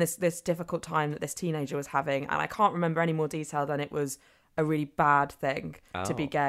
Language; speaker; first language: English; native; English